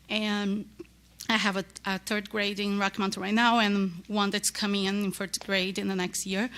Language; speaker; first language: English; non-native, learner; Portuguese